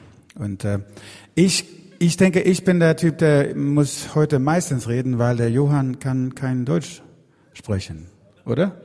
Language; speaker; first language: German; non-native, learner; Swedish